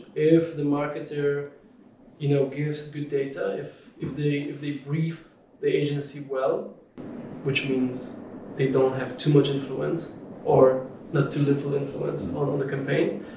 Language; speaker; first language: English; non-native, fluent; Polish